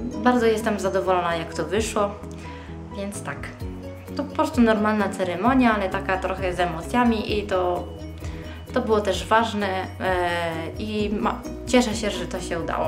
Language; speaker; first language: Polish; early bilingual, heritage; Polish